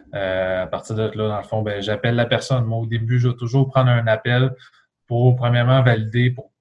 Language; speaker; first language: French; native; French